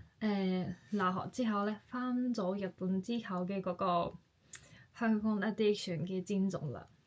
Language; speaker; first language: Cantonese; non-native, fluent; Japanese